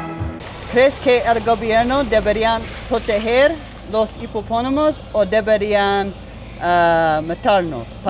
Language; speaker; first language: Spanish; non-native, learner; English